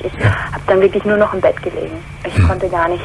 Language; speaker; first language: German; native; German